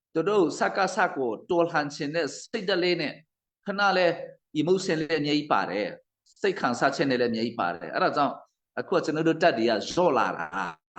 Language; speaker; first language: Burmese; non-native, local second language; Hakha Chin